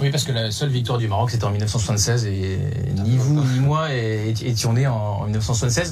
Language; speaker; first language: French; native; French